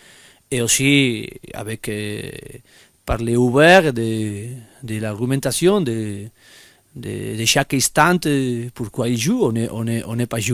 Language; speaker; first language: French; non-native, learner; Spanish